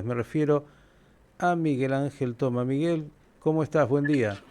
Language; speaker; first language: Spanish; native; Spanish